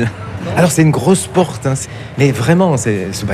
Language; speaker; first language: French; native; French